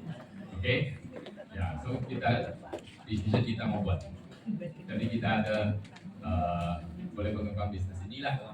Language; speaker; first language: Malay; non-native, local second language; Chinese